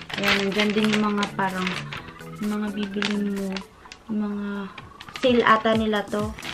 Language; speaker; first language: Filipino; native; Filipino